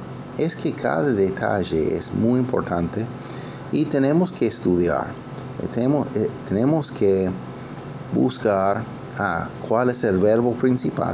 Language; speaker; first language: Spanish; non-native, fluent; English